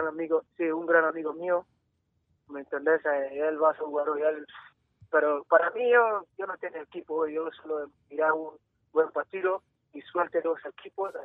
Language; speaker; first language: Spanish; non-native, learner; English